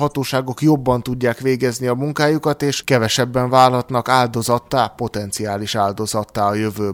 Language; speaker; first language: Hungarian; native; Hungarian